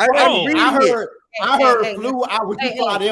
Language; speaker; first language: English; native; English